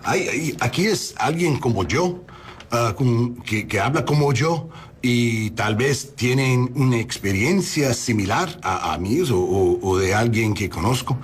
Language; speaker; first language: Spanish; non-native, learner; English